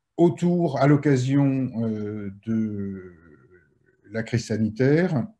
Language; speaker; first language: French; native; French